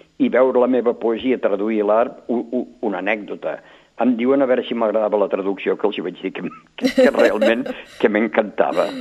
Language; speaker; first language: Catalan; native; Catalan